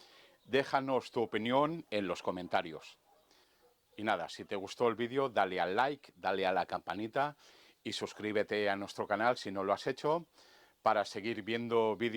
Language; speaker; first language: Spanish; native; Spanish